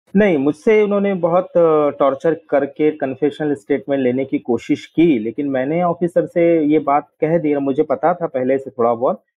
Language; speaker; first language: Hindi; non-native, local second language; Urdu